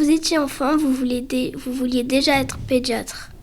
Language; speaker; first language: French; native; French